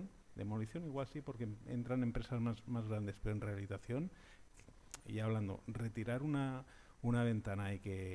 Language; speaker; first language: Spanish; native; Spanish